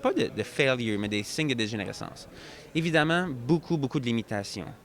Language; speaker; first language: French; native; French